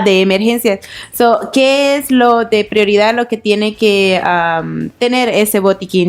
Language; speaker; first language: Spanish; native; Spanish